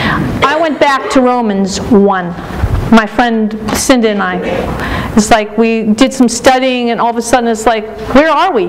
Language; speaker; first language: English; native; English